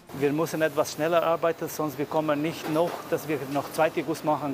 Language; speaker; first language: German; non-native, learner; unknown